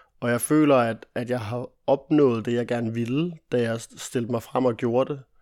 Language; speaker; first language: Danish; early bilingual, other home language; Italian